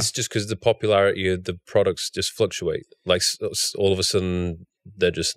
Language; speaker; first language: English; native; English